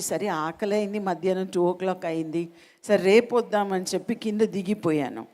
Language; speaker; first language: Telugu; non-native, local second language; Malayalam